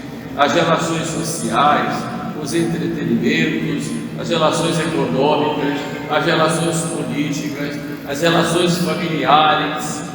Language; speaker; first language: Portuguese; native; Portuguese